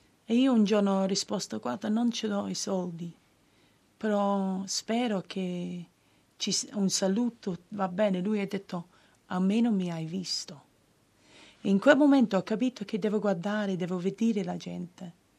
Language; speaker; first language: Italian; non-native, fluent; English